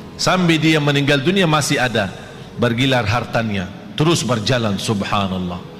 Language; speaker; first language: Malay; non-native, fluent; Arabic